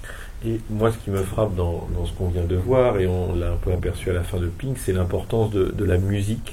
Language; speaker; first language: French; native; French